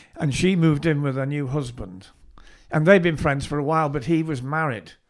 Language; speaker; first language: English; native; English